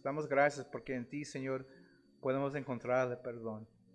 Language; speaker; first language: Spanish; non-native, learner; English